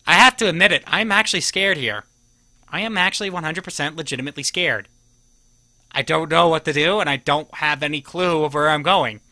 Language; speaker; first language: English; native; English